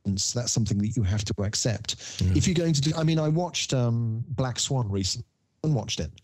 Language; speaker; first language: English; native; English